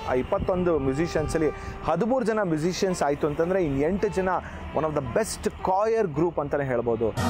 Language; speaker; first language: Kannada; native; Kannada